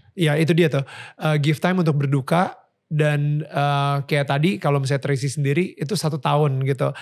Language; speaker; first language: Indonesian; native; Indonesian